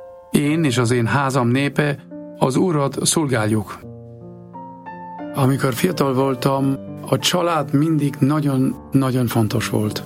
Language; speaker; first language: Hungarian; non-native, fluent; German